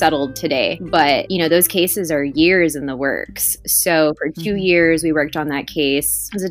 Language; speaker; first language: English; native; English